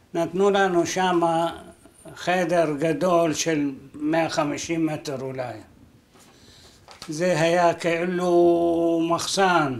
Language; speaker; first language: Hebrew; non-native, fluent; Arabic